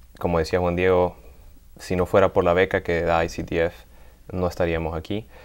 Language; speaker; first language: Spanish; native; Spanish